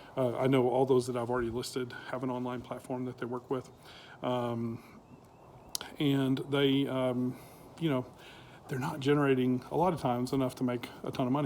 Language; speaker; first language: English; native; English